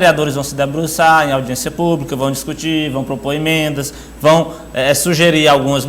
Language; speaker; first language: Portuguese; native; Portuguese